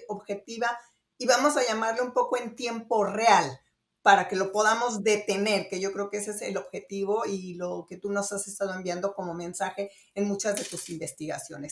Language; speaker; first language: Spanish; native; Spanish